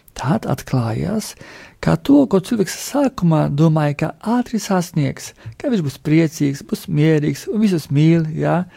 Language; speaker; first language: Latvian; non-native, fluent; Polish